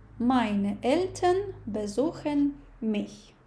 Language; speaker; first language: German; non-native, fluent; Ukrainian